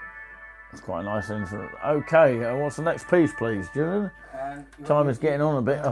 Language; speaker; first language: English; native; English